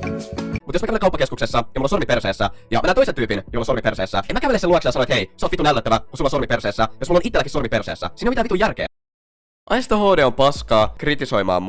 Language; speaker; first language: Finnish; native; Finnish